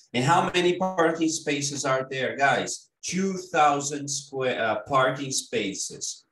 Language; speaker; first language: English; non-native, fluent; Portuguese